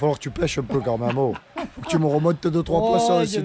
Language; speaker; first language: French; native; French